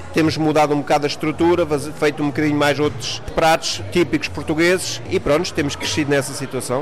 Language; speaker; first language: Portuguese; early bilingual, heritage; Portuguese